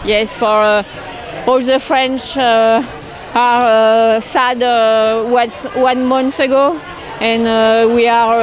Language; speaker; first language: English; non-native, learner; French